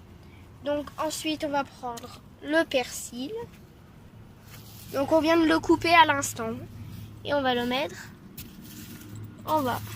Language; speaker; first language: French; native; French